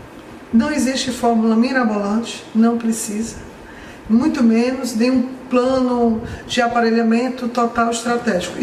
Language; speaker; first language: Portuguese; native; Portuguese